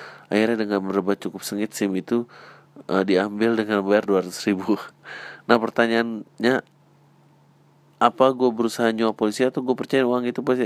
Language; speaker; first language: Indonesian; native; Indonesian